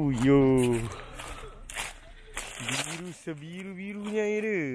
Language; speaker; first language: Malay; native; Malay